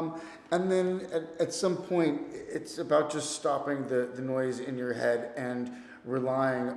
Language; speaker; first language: English; native; English